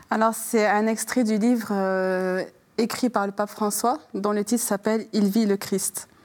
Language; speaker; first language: French; native; French